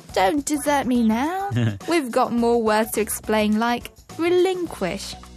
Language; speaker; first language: English; non-native, fluent; Chinese